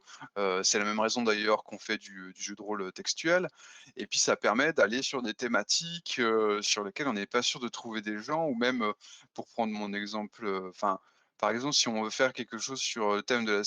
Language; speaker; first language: French; native; French